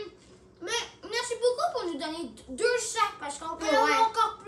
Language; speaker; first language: French; non-native, local second language; English